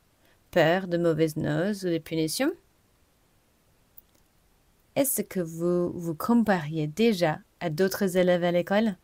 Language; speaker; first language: French; non-native, fluent; English